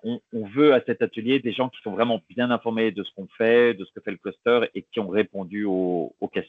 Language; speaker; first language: French; native; French